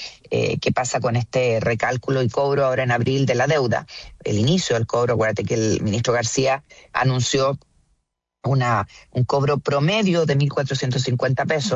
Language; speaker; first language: Spanish; native; Spanish